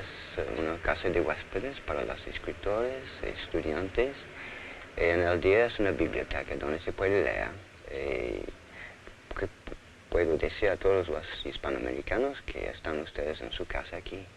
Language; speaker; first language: Spanish; non-native, fluent; English